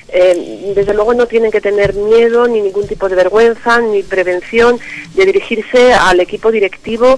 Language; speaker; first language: Spanish; native; Spanish